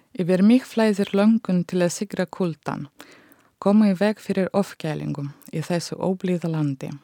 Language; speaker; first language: Icelandic; non-native, fluent; Russian